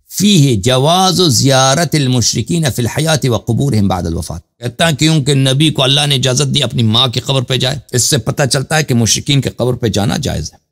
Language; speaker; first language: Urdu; non-native, fluent; Persian